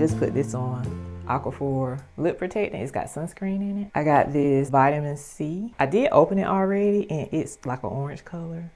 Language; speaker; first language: English; native; English